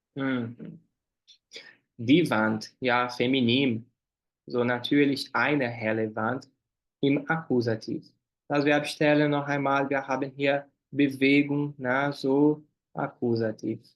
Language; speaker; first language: German; non-native, fluent; Portuguese